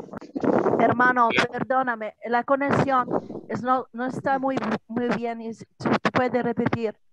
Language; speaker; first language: Spanish; non-native, learner; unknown